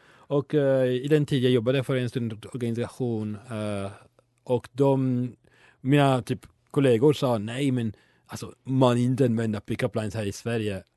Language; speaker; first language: Swedish; non-native, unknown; Italian